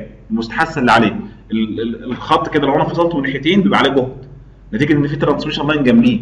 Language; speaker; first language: Arabic; native; Arabic